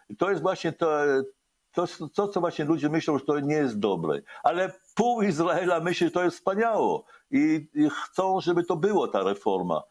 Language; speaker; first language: Polish; early bilingual, heritage; Hebrew